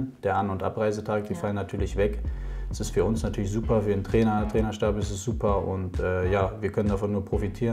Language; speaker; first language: German; native; German